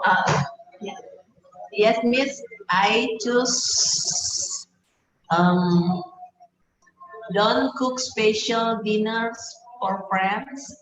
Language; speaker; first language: English; non-native, learner; Indonesian